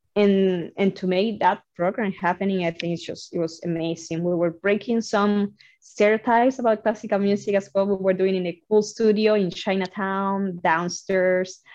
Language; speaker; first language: English; non-native, fluent; Spanish